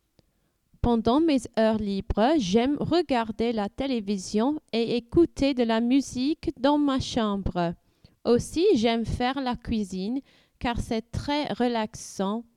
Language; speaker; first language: French; non-native, learner; English